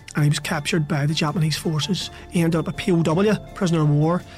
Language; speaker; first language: English; native; English